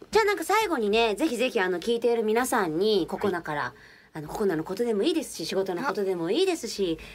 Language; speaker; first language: Japanese; native; Japanese